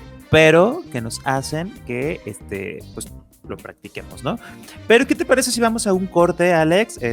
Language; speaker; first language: Spanish; native; Spanish